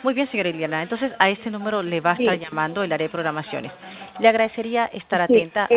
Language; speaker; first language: Spanish; native; Spanish